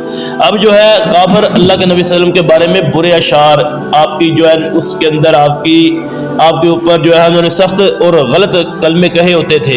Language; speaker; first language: Urdu; native; Urdu